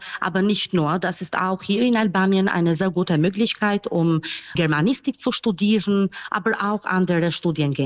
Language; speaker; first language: German; non-native, fluent; Albanian